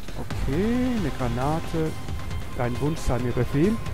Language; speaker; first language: German; non-native, fluent; Swiss German